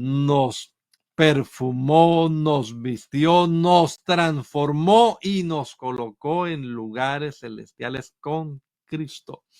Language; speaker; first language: Spanish; native; Spanish